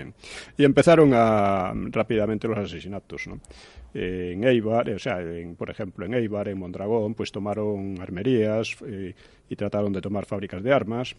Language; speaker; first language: Spanish; native; Spanish